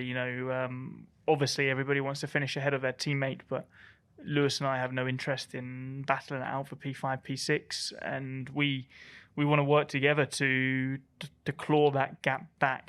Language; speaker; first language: English; native; English